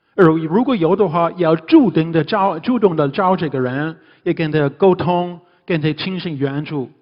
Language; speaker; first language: Chinese; non-native, fluent; English